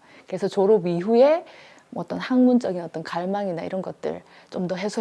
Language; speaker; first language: Korean; native; Korean